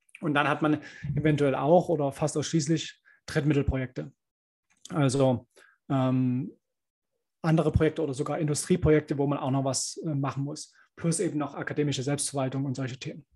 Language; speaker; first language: German; native; German